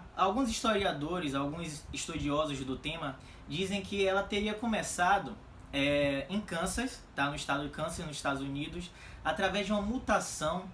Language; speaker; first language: Portuguese; native; Portuguese